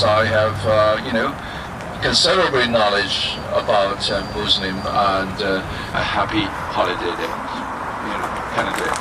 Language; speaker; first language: English; non-native, fluent; Chinese